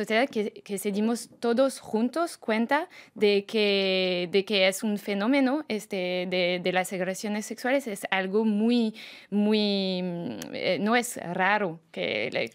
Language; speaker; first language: Spanish; non-native, fluent; French